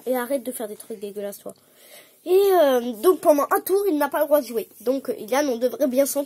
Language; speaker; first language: French; native; French